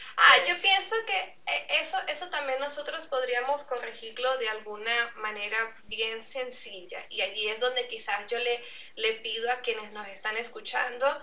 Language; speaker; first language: Spanish; native; Spanish